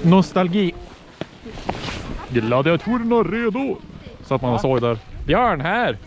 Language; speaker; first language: Swedish; native; Swedish